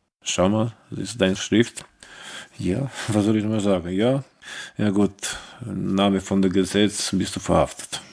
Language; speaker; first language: German; non-native, fluent; Romanian